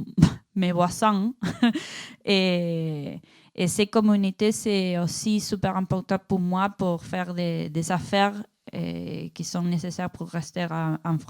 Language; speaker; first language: French; non-native, learner; Spanish